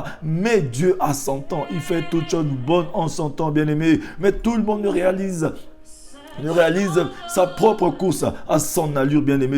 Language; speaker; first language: French; non-native, local second language; Lingala